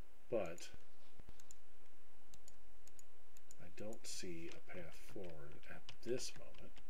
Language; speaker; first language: English; native; English